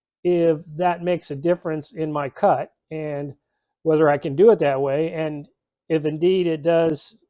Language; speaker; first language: English; native; English